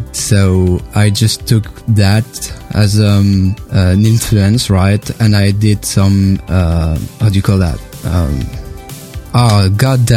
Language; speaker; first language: English; non-native, fluent; French